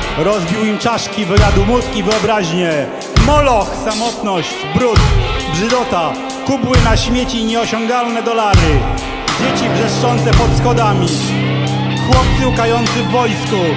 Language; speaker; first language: Polish; native; Polish